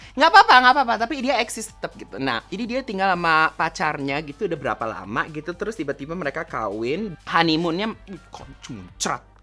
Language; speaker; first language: Indonesian; native; Indonesian